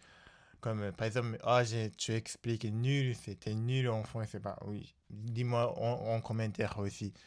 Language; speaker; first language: French; non-native, learner; Japanese